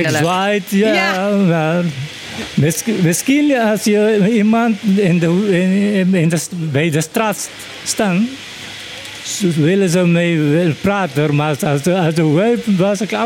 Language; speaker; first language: Dutch; non-native, learner; Papiamento